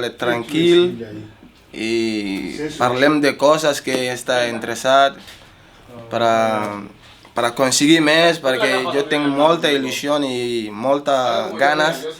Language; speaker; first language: Catalan; non-native, learner; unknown